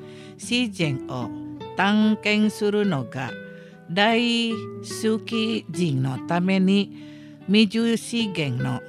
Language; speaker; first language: Japanese; non-native, fluent; Indonesian